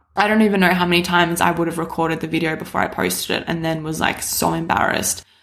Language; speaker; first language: English; native; English